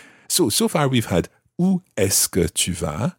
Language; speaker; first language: French; non-native, fluent; English